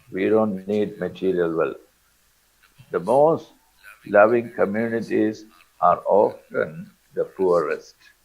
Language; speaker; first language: English; non-native, local second language; Malayalam